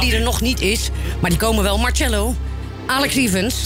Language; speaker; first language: Dutch; native; Dutch